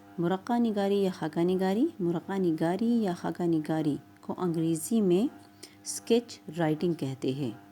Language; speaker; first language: Urdu; non-native, local second language; Pashto